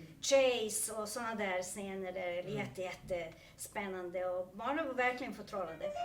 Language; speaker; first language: Swedish; non-native, fluent; Serbian